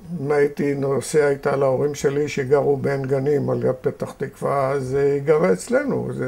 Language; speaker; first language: Hebrew; native; Hebrew